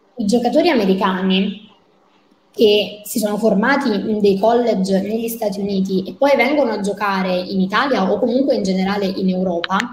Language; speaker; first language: Italian; native; Italian